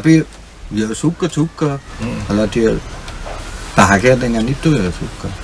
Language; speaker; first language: Indonesian; non-native, fluent; German